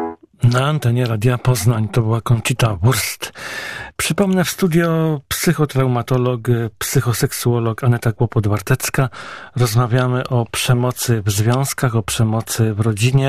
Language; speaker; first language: Polish; native; Polish